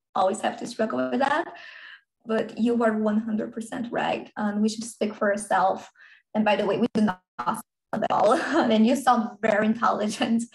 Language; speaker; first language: English; non-native, fluent; Portuguese